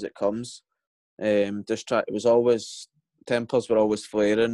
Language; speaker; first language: English; native; English